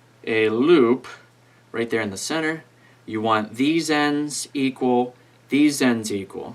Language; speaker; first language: English; native; English